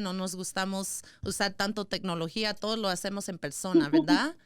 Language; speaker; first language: Spanish; early bilingual, other home language; English